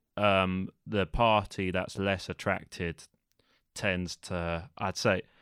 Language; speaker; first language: English; native; English